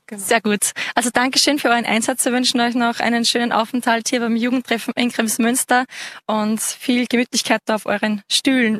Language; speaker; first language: German; native; German